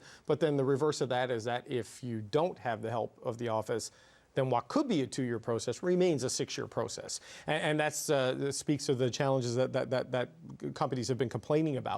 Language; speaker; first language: English; native; English